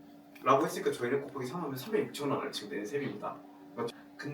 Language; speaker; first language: Korean; native; Korean